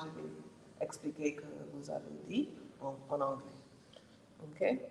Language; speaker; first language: French; non-native, learner; English